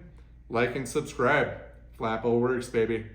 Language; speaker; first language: English; native; English